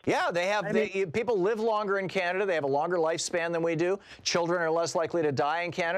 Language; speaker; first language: English; native; English